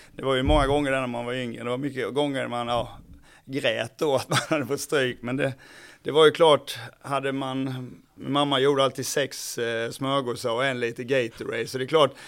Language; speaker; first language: Swedish; native; Swedish